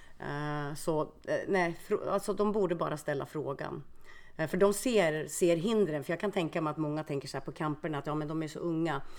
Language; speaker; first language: Swedish; early bilingual, other home language; Finnish